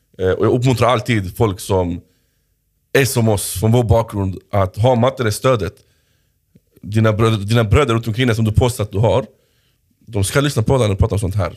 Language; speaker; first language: Swedish; native; Swedish